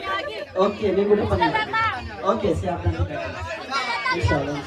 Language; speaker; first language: Indonesian; non-native, learner; Urdu